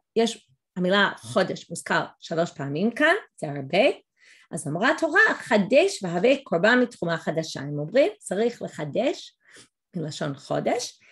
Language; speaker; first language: Hebrew; non-native, fluent; English